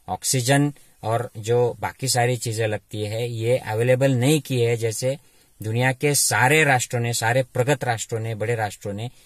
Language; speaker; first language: Hindi; non-native, local second language; Marathi